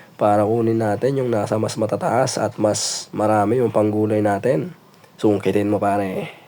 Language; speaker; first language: Filipino; non-native, local second language; Iloko